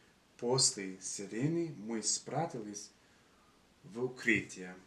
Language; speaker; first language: Russian; non-native, learner; English